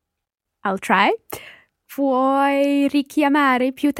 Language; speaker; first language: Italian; non-native, learner; English